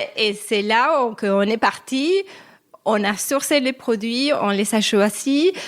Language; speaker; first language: French; non-native, fluent; Spanish